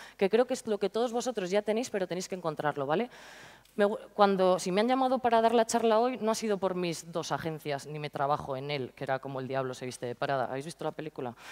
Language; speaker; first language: Spanish; native; Spanish